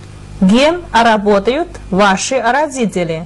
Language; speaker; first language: Russian; non-native, fluent; Chinese